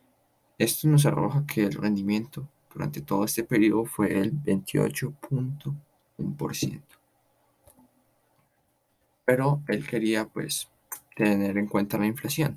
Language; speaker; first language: Spanish; native; Spanish